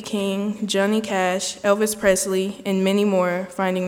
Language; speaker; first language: English; native; English